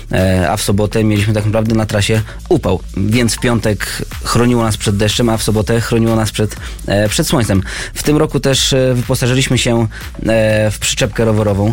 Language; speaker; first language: Polish; native; Polish